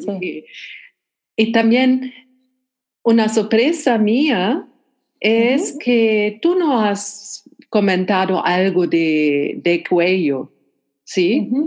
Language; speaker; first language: Spanish; non-native, learner; German